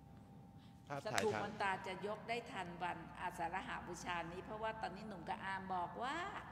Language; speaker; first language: Thai; native; Thai